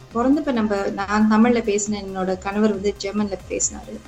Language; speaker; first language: Tamil; native; Tamil